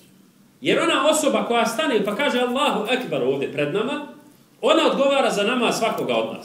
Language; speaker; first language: Serbian; native; Serbian